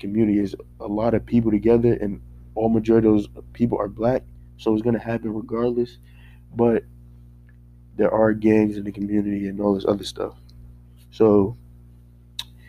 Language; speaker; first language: English; native; English